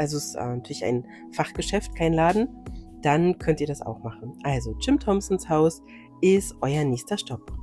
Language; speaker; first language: German; native; German